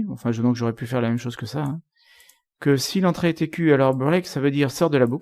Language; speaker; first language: French; native; French